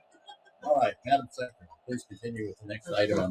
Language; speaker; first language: English; native; English